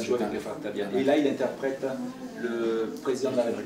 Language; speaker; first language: French; native; French